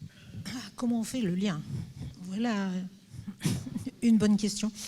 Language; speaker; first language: French; native; French